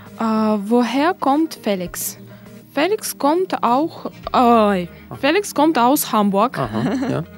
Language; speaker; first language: German; non-native, learner; Russian